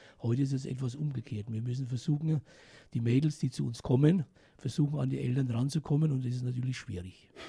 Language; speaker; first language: German; native; German